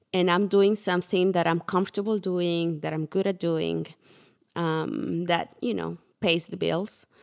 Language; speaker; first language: English; non-native, fluent; Spanish